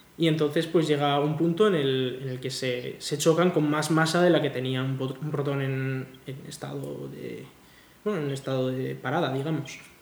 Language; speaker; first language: Spanish; native; Spanish